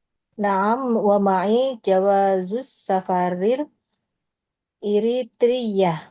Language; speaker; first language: Arabic; non-native, learner; Indonesian